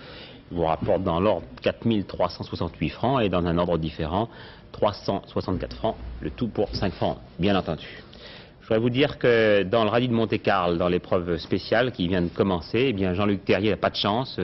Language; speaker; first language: French; native; French